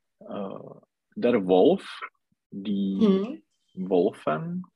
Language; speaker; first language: German; non-native, learner; Czech